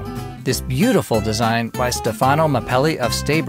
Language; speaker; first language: English; native; English